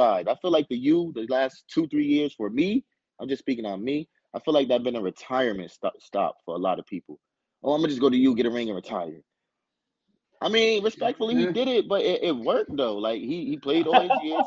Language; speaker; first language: English; native; English